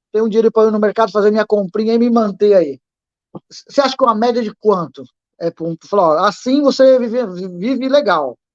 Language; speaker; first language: Portuguese; native; Portuguese